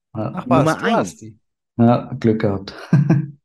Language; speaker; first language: German; native; German